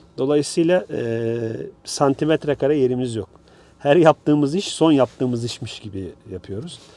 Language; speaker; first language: Turkish; early bilingual, heritage; Turkish